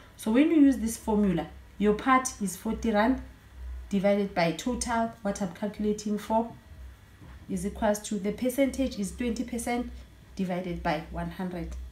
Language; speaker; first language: English; non-native, local second language; Zulu